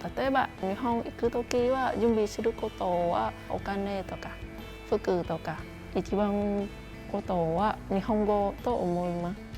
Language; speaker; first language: Japanese; non-native, learner; Vietnamese